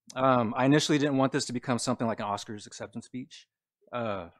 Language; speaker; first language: English; native; English